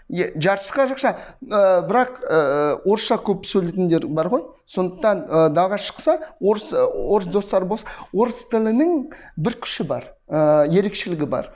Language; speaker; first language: Kazakh; non-native, fluent; Russian